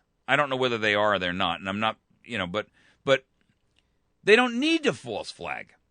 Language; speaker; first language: English; native; English